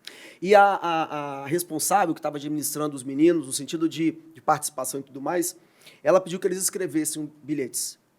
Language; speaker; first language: Portuguese; native; Portuguese